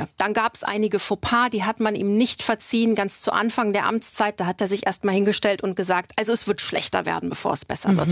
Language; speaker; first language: German; native; German